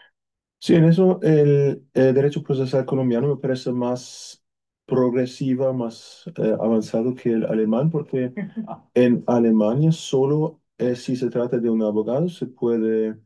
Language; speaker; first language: Spanish; non-native, fluent; German